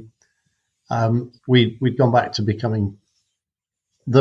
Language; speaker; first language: English; native; English